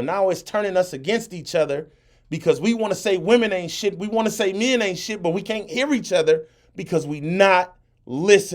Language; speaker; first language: English; native; English